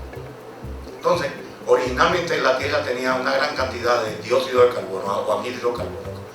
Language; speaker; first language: Spanish; native; Spanish